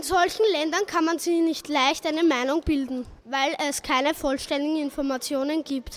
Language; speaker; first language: German; native; German